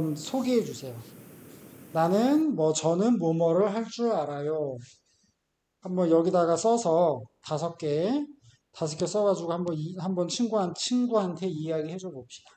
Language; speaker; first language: Korean; native; Korean